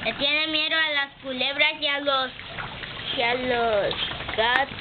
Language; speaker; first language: Spanish; native; Spanish